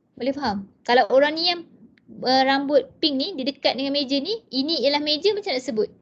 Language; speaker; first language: Malay; non-native, local second language; Chinese